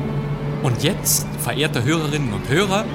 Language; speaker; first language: German; native; German